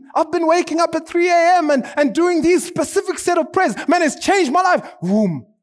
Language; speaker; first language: English; non-native, local second language; Shona